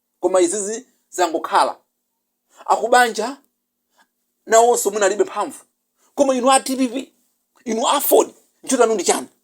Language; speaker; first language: Nyanja; non-native, local second language; Yao